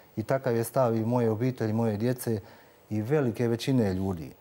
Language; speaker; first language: Croatian; native; Croatian